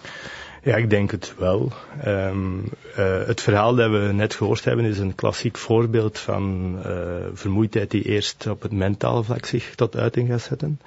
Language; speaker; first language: Dutch; native; Dutch